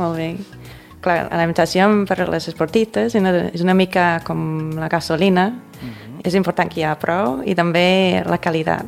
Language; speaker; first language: Catalan; non-native, fluent; English